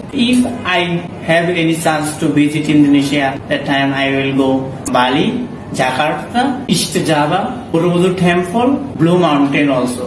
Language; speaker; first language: English; non-native, learner; Bangla